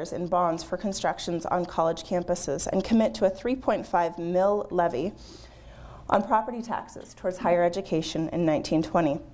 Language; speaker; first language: English; native; English